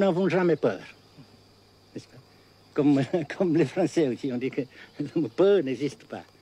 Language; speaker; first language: French; non-native, fluent; Vietnamese